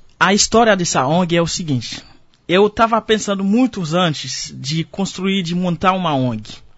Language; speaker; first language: Portuguese; non-native, fluent; Haitian Creole